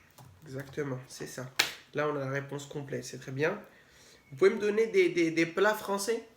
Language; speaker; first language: French; native; French